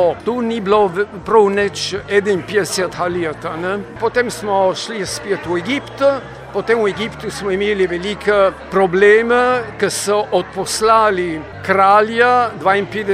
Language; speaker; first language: Slovenian; early bilingual, heritage; Slovenian